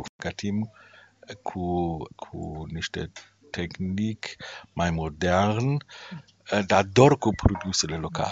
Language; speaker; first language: Romanian; non-native, learner; German